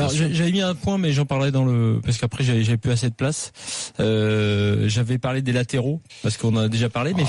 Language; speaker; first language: French; native; French